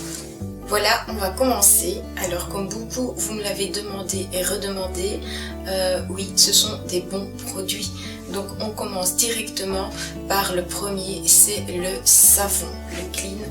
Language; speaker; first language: French; native; French